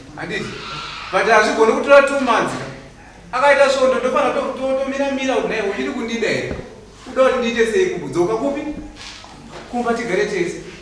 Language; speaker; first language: Shona; native; Shona